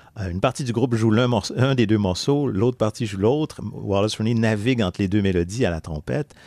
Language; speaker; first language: French; native; French